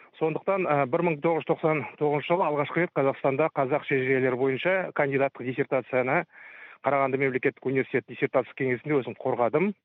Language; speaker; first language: Kazakh; native; Kazakh